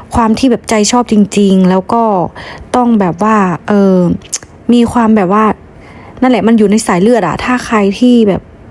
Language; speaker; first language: Thai; non-native, fluent; Lao